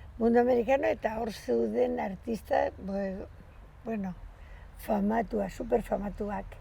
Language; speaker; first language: Basque; non-native, local second language; Spanish